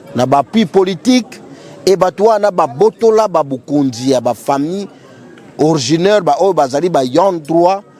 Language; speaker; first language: Lingala; non-native, local second language; Kituba (Democratic Republic of Congo)